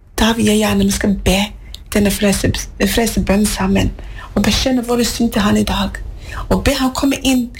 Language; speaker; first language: Norwegian; non-native, fluent; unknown